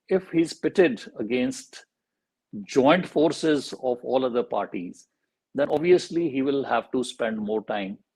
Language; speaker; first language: English; non-native, local second language; Punjabi